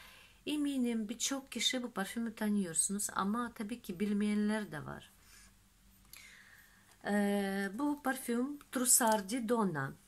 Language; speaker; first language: Turkish; non-native, fluent; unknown